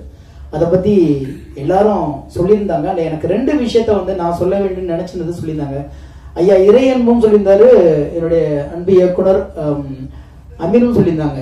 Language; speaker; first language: Tamil; native; Tamil